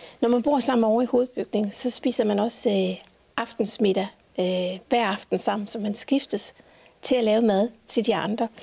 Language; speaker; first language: Danish; native; Danish